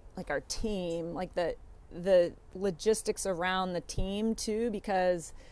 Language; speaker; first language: English; native; English